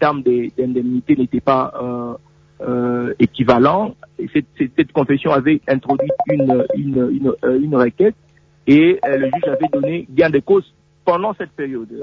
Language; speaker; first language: French; non-native, local second language; Lingala